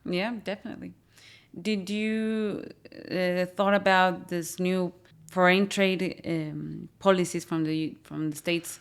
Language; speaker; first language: English; non-native, fluent; Spanish